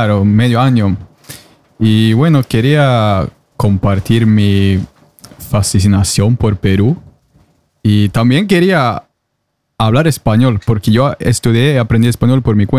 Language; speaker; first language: Spanish; non-native, fluent; Norwegian